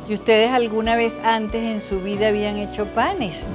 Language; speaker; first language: Spanish; native; Spanish